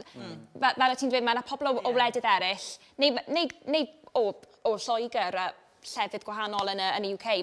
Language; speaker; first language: Welsh; non-native, local second language; English